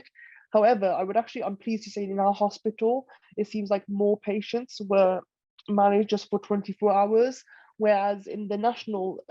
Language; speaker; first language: English; native; English